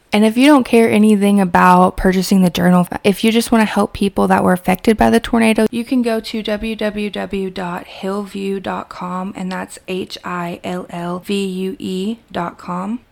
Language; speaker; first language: English; native; English